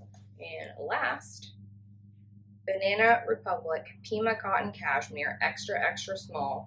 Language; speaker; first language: English; native; English